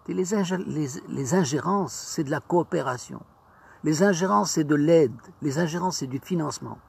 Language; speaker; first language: French; non-native, local second language; Arabic